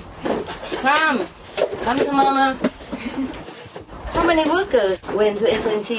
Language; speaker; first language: English; non-native, fluent; Vietnamese